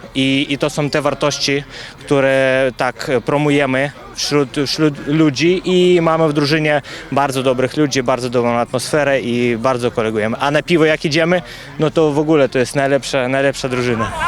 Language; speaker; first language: Polish; non-native, fluent; Ukrainian